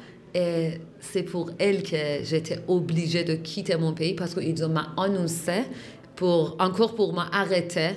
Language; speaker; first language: French; non-native, fluent; Persian